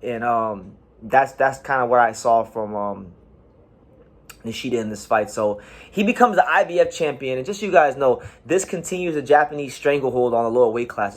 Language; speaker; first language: English; native; English